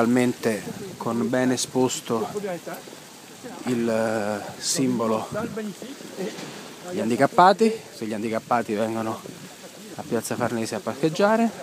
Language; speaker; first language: Italian; native; Italian